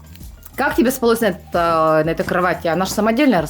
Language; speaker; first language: Russian; native; Russian